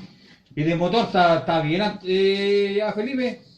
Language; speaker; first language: Spanish; native; Spanish